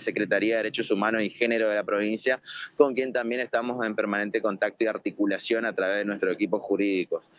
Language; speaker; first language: Spanish; native; Spanish